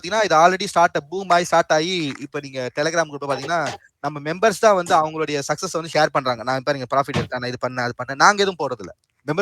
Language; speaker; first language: Tamil; native; Tamil